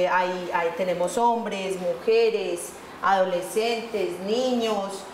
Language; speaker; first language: Spanish; native; Spanish